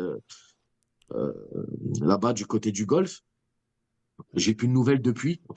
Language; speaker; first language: French; native; French